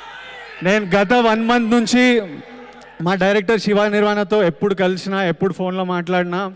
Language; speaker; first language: Telugu; native; Telugu